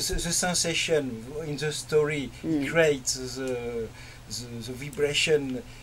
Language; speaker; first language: English; non-native, learner; French